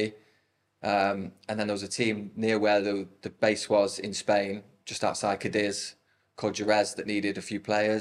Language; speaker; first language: English; native; English